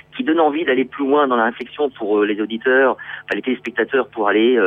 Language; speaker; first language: French; native; French